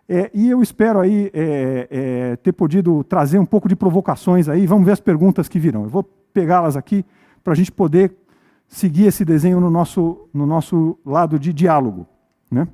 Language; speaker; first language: Portuguese; native; Portuguese